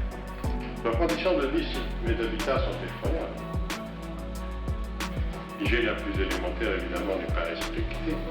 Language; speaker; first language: French; native; French